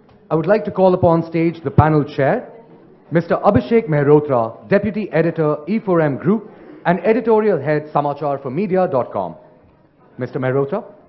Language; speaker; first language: English; non-native, local second language; Hindi